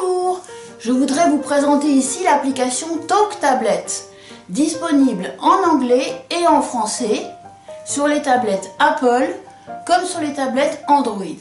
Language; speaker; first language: French; native; French